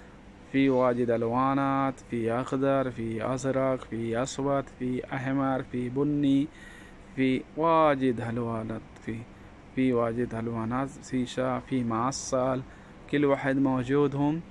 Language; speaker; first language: Arabic; non-native, learner; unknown